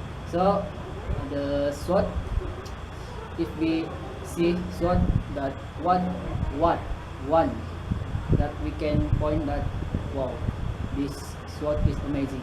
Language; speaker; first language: English; non-native, learner; Malay